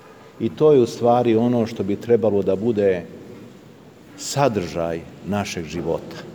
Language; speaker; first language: Serbian; native; Serbian